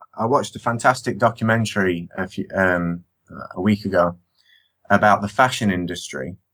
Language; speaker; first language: English; native; English